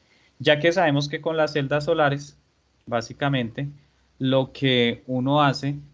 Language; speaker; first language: Spanish; native; Spanish